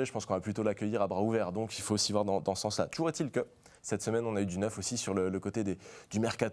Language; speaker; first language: French; native; French